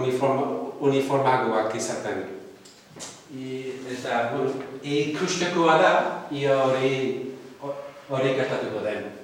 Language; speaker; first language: Basque; non-native, fluent; Welsh